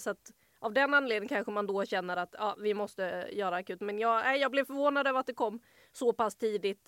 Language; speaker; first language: Swedish; native; Swedish